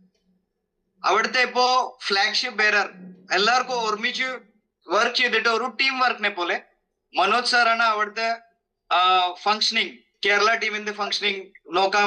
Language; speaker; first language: Malayalam; non-native, fluent; Hindi